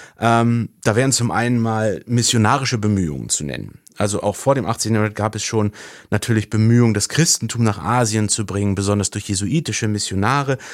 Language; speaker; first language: German; native; German